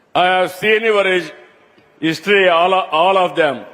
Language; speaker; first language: English; non-native, local second language; Telugu